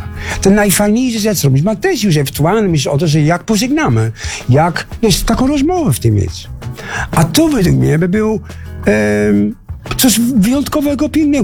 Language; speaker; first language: Polish; non-native, fluent; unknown